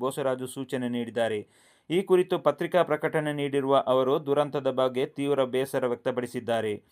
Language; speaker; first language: Kannada; non-native, local second language; Kodava